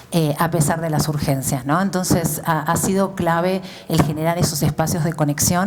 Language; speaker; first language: Spanish; native; Spanish